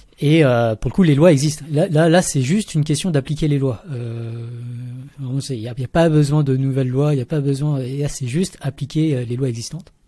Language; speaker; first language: French; early bilingual, other home language; Vietnamese